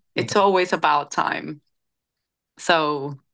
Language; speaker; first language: English; non-native, fluent; Spanish